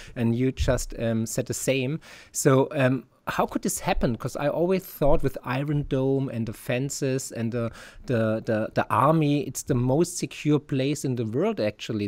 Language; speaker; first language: English; non-native, fluent; German